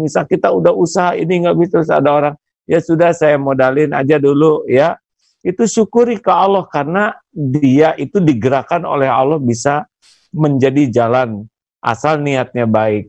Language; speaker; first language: Indonesian; non-native, local second language; Sundanese